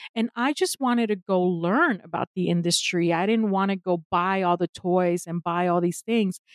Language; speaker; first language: English; non-native, fluent; Spanish